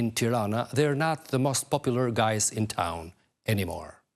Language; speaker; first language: English; non-native, fluent; Albanian